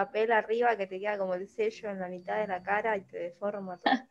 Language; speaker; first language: Spanish; native; Spanish